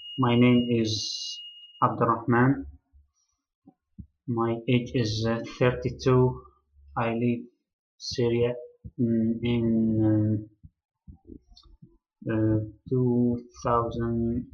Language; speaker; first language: English; non-native, learner; Arabic